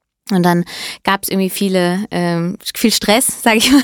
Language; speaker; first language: German; early bilingual, other home language; Italian